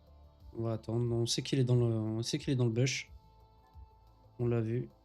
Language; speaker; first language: French; native; French